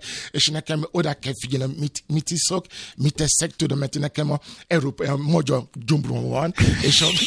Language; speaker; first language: Hungarian; non-native, learner; Yoruba